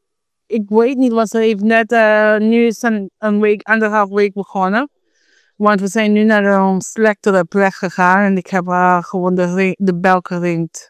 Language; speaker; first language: Dutch; non-native, fluent; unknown